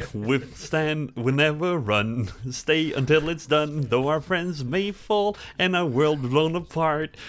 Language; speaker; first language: English; non-native, fluent; Norwegian